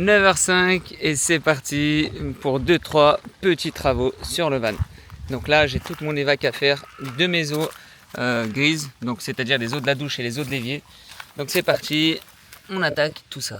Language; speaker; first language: French; native; French